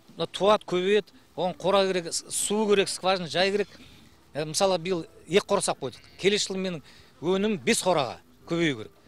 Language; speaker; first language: Kazakh; native; Kazakh